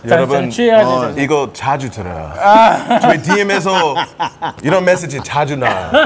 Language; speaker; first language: Korean; non-native, learner; English